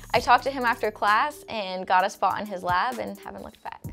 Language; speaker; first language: English; native; English